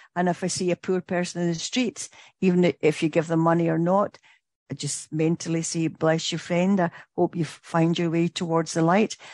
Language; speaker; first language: English; native; English